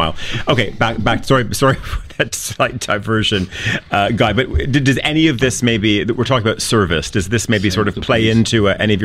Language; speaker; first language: English; native; English